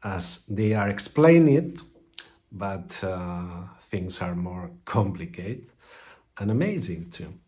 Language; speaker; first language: English; non-native, fluent; Catalan